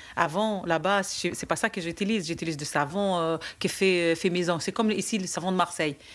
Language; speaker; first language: French; non-native, local second language; Arabic